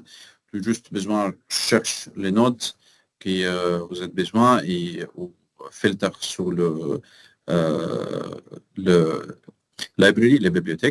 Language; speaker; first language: French; non-native, learner; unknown